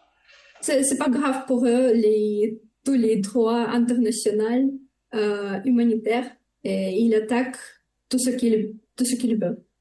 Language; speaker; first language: French; non-native, fluent; Ukrainian